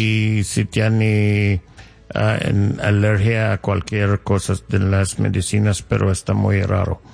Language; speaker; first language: Spanish; non-native, learner; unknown